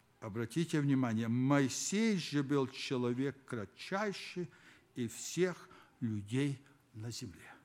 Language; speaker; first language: Russian; early bilingual, heritage; Russian